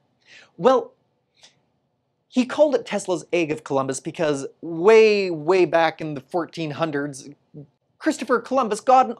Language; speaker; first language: English; native; English